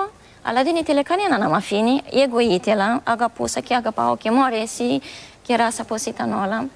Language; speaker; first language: Greek; non-native, learner; Romanian